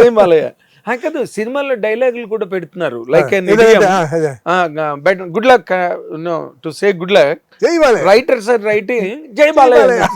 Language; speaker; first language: Telugu; native; Telugu